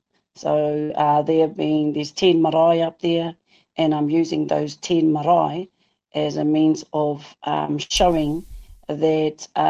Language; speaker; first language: English; non-native, local second language; Māori